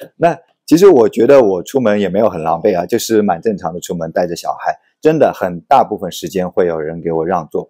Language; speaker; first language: Chinese; native; Chinese